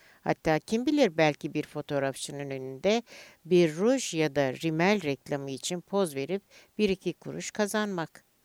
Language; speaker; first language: Turkish; native; Turkish